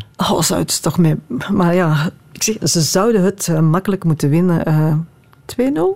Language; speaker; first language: Dutch; native; Dutch